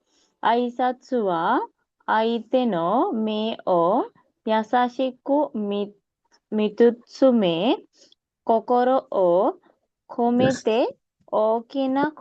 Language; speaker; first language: Japanese; non-native, learner; Sinhala